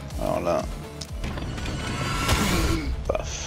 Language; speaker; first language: French; native; French